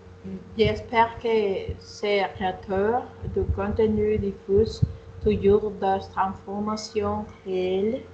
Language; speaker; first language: French; non-native, learner; Spanish